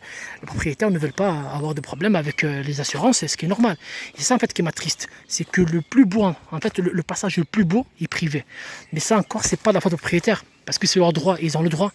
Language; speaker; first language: French; native; French